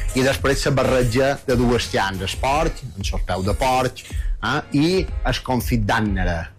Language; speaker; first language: Catalan; native; Catalan